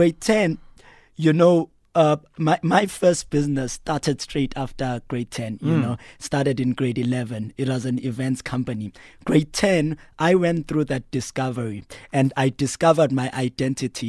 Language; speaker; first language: English; non-native, local second language; Xhosa